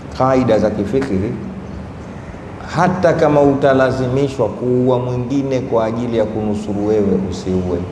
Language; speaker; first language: Swahili; native; Swahili